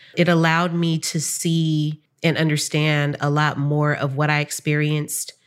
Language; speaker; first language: English; native; English